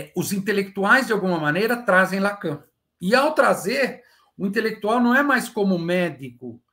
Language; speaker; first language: Portuguese; native; Portuguese